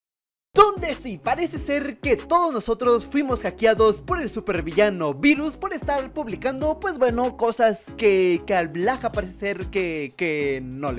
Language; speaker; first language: Spanish; native; Spanish